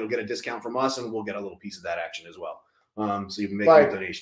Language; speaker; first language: English; native; English